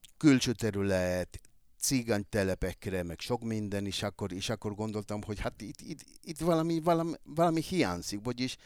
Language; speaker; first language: Hungarian; non-native, fluent; Spanish